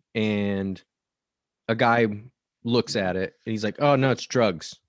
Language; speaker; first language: English; native; English